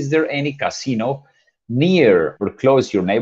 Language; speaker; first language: English; non-native, fluent; Spanish